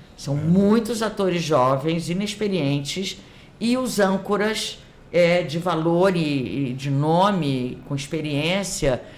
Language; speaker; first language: Portuguese; native; Portuguese